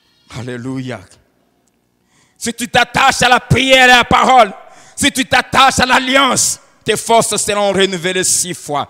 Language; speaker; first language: French; non-native, local second language; Lingala